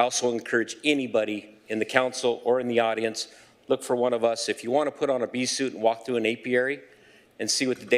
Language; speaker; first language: English; non-native, fluent; Swiss German